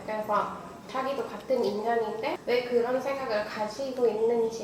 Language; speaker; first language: Korean; non-native, fluent; Indonesian